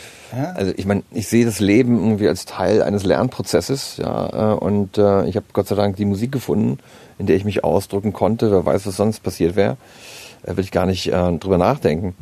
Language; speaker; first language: German; native; German